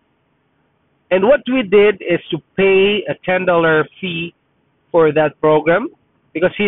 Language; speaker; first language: English; non-native, local second language; Filipino